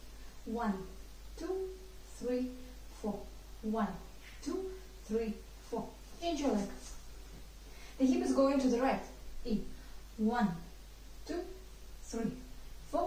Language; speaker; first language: English; non-native, fluent; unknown